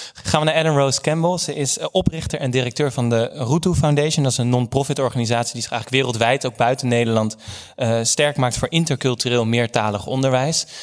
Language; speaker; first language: Dutch; native; Dutch